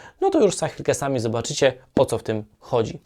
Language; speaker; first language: Polish; native; Polish